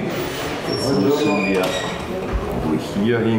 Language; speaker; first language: German; non-native, fluent; Italian